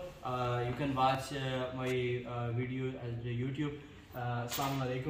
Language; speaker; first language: English; non-native, learner; Urdu